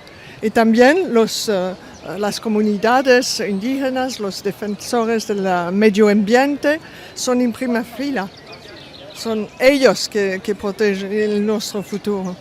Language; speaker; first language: Spanish; non-native, fluent; French